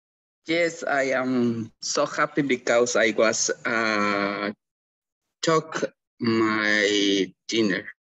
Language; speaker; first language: English; non-native, learner; Spanish